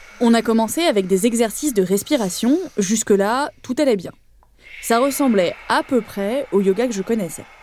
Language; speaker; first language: French; native; French